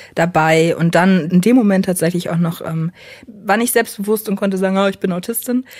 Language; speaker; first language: German; native; German